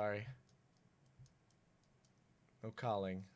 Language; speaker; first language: English; native; English